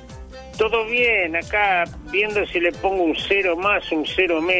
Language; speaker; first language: Spanish; native; Spanish